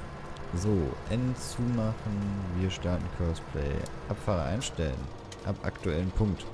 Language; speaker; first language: German; native; German